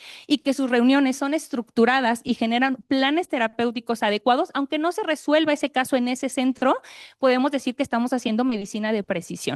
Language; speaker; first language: Spanish; native; Spanish